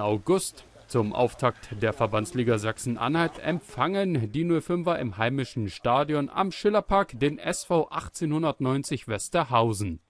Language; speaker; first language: German; native; German